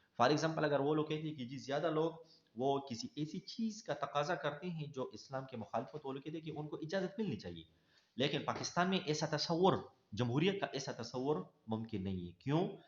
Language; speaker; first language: Urdu; non-native, local second language; Pashto